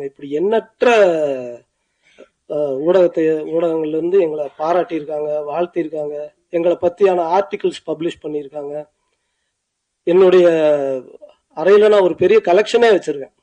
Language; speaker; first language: Tamil; native; Tamil